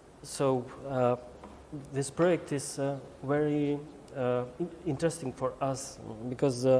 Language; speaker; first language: English; non-native, learner; Albanian